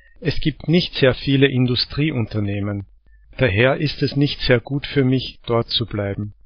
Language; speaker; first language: German; non-native, fluent; Czech